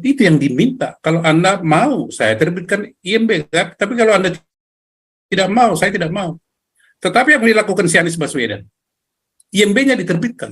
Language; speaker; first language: Indonesian; native; Indonesian